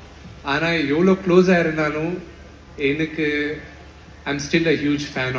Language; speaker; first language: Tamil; non-native, local second language; Telugu